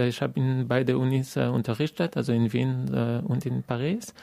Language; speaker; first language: German; non-native, fluent; French